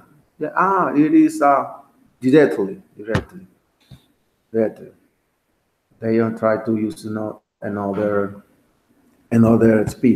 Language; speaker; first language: English; non-native, learner; Spanish